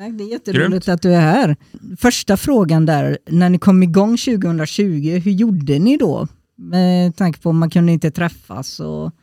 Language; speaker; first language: Swedish; native; Swedish